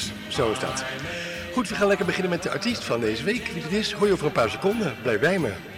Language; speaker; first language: Dutch; native; Dutch